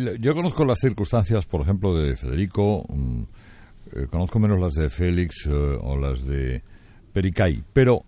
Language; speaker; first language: Spanish; native; Spanish